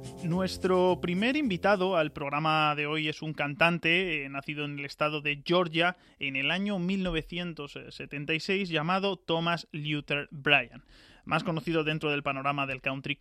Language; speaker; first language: Spanish; native; Spanish